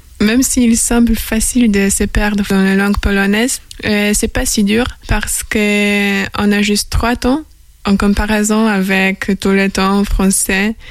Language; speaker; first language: French; non-native, fluent; Polish